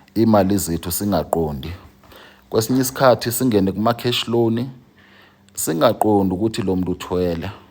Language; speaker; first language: Zulu; non-native, local second language; Xhosa